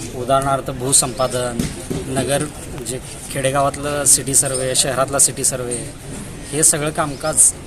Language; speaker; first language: Marathi; native; Marathi